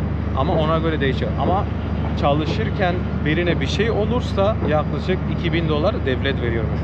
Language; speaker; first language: Turkish; non-native, fluent; Bangla